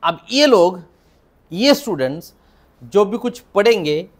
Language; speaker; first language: Hindi; non-native, local second language; Marathi